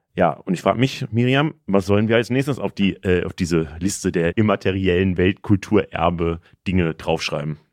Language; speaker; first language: German; native; German